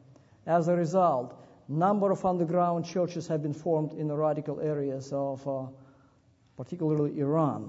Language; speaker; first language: English; non-native, fluent; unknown